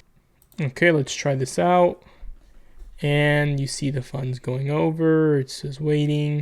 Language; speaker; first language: English; native; English